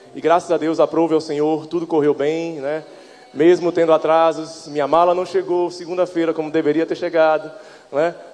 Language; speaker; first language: Portuguese; native; Portuguese